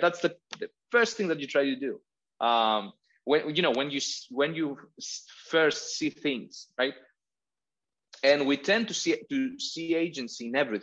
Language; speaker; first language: English; non-native, fluent; Greek